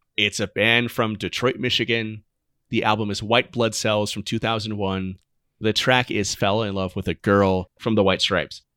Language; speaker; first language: English; native; English